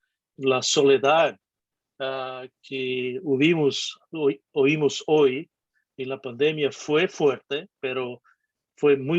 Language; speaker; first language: Spanish; non-native, fluent; Portuguese